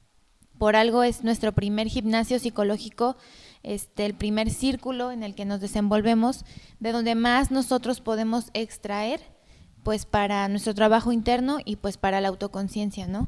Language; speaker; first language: Spanish; native; Spanish